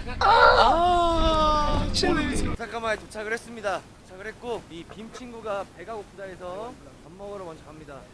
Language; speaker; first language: Korean; native; Korean